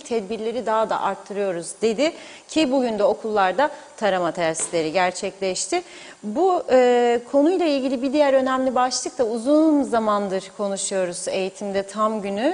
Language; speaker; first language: Turkish; native; Turkish